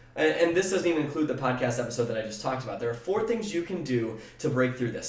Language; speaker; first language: English; native; English